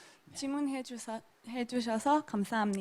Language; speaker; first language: Korean; non-native, local second language; Thai